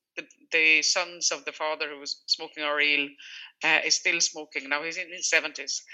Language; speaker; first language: English; non-native, fluent; Swedish